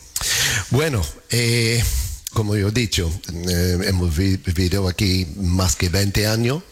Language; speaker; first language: Spanish; non-native, fluent; English